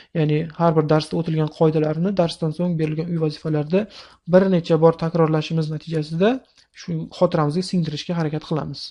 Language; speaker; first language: Uzbek; native; Uzbek